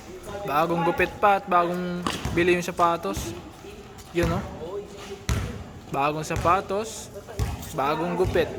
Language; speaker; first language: Filipino; non-native, local second language; Bikol